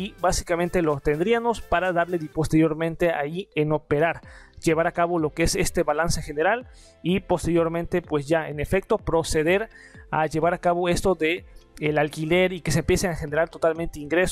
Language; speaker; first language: Spanish; native; Spanish